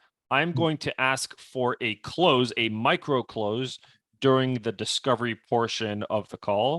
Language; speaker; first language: English; native; English